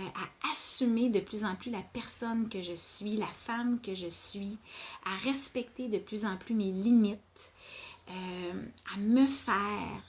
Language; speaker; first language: French; native; French